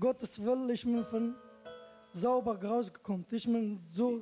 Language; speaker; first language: German; non-native, learner; Turkish